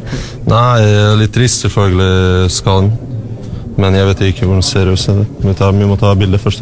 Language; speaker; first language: Norwegian; non-native, learner; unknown